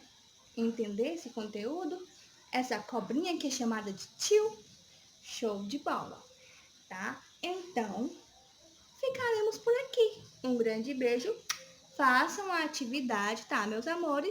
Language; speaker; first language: Portuguese; native; Portuguese